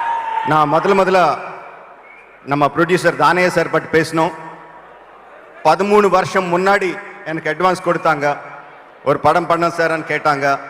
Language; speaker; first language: Tamil; non-native, local second language; Telugu